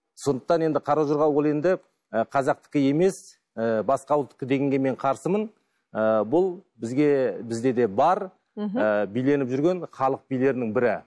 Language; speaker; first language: Kazakh; native; Kazakh